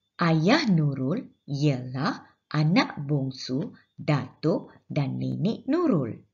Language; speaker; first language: Malay; non-native, local second language; Tamil